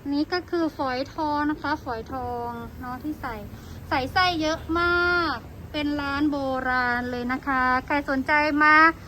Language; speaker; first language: Thai; native; Thai